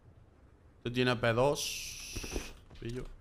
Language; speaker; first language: Spanish; native; Spanish